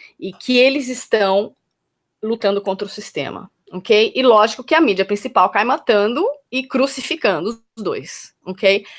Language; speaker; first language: Portuguese; native; Portuguese